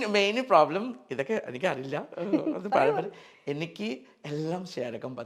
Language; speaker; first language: Malayalam; non-native, fluent; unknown